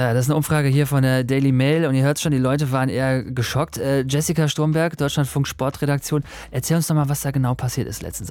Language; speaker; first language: German; native; German